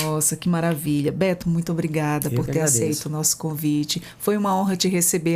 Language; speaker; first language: Portuguese; native; Portuguese